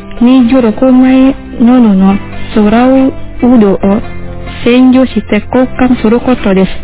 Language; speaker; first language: Japanese; non-native, fluent; Indonesian